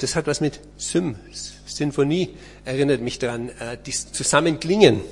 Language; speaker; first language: German; native; German